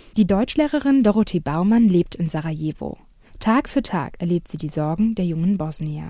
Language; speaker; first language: German; native; German